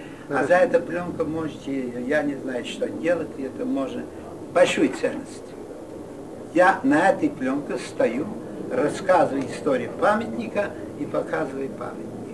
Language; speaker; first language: Russian; non-native, fluent; Yiddish